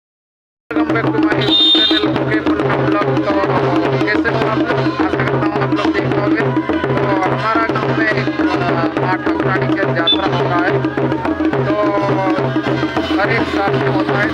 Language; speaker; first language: Hindi; non-native, local second language; Odia